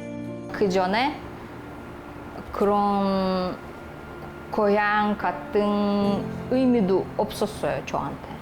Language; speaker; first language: Korean; early bilingual, heritage; Korean